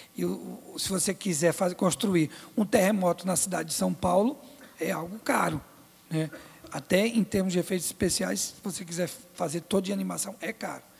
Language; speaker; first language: Portuguese; native; Portuguese